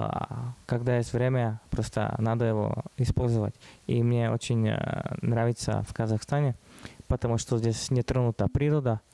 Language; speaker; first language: Russian; non-native, fluent; Slovak